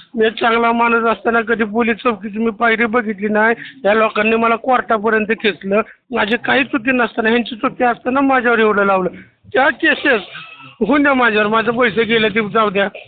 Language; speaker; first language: Marathi; native; Marathi